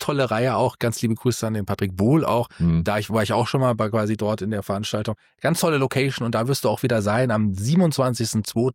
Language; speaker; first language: German; native; German